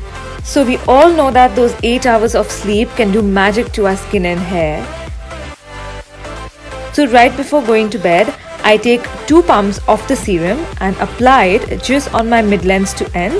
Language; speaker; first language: English; non-native, local second language; Hindi